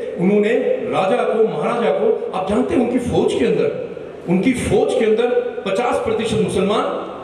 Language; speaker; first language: Urdu; non-native, local second language; Kashmiri